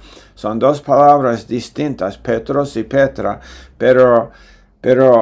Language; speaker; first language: Spanish; non-native, fluent; English